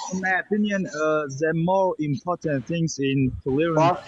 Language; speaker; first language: English; non-native, learner; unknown